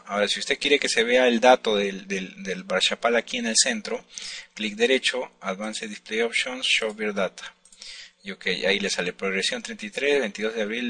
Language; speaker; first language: Spanish; native; Spanish